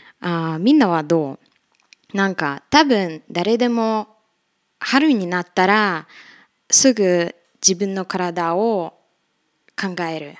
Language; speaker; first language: Japanese; non-native, fluent; Russian